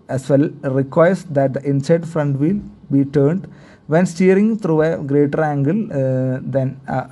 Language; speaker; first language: English; non-native, local second language; Malayalam